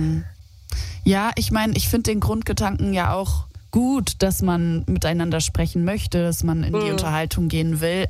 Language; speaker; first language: German; native; German